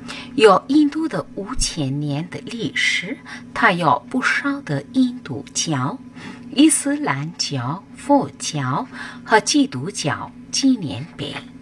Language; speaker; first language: Chinese; non-native, learner; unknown